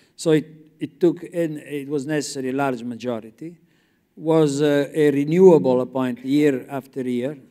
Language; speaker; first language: English; non-native, fluent; Italian